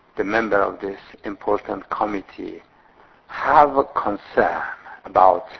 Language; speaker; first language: English; non-native, fluent; Persian